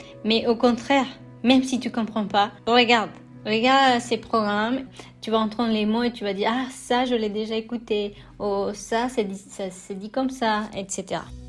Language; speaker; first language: French; non-native, fluent; Spanish